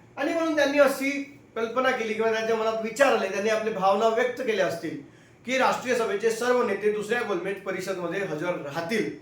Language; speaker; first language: Marathi; non-native, local second language; Hindi